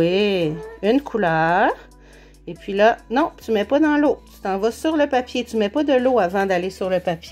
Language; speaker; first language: French; native; French